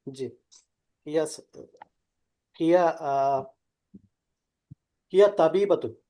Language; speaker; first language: Arabic; non-native, learner; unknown